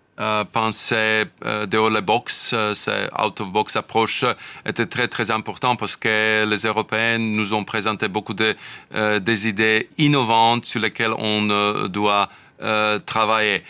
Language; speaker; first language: French; non-native, fluent; Slovak